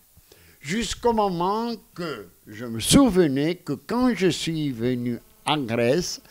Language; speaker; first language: French; non-native, fluent; Greek